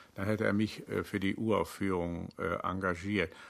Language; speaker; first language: German; native; German